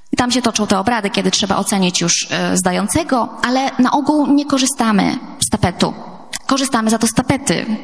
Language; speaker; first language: Polish; native; Polish